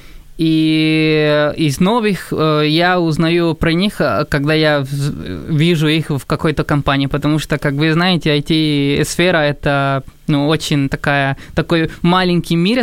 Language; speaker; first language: Russian; non-native, fluent; Spanish